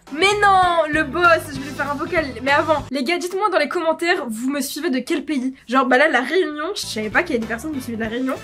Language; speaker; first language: French; native; French